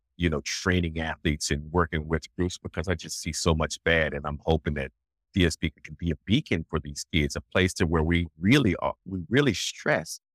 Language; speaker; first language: English; native; English